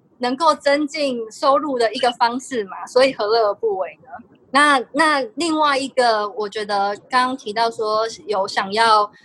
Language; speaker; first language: Chinese; native; Chinese